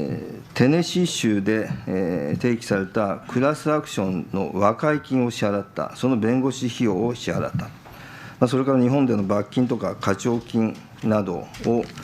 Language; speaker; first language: Japanese; native; Japanese